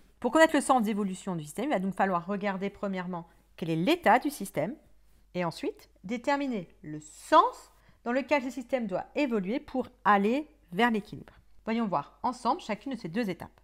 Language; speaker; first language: French; native; French